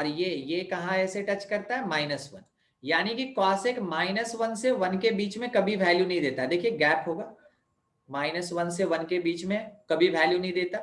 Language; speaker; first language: Hindi; native; Hindi